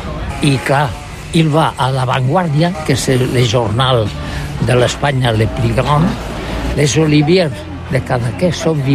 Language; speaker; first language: French; non-native, learner; Catalan